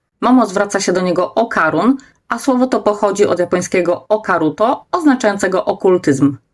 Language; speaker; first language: Polish; native; Polish